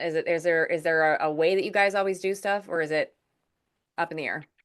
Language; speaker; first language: English; native; English